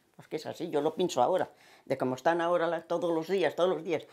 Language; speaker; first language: Spanish; native; Spanish